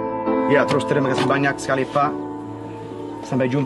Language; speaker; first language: Indonesian; non-native, local second language; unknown